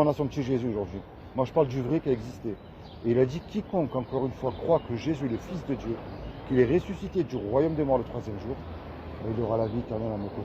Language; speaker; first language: French; native; French